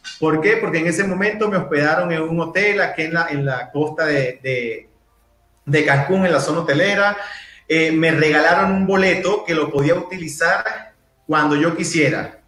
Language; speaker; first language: Spanish; native; Spanish